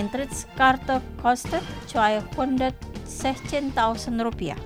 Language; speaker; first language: German; non-native, fluent; Indonesian